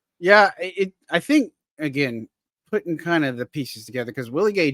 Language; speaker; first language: English; native; English